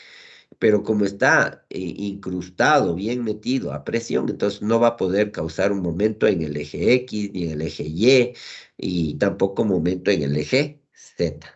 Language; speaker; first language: Spanish; native; Spanish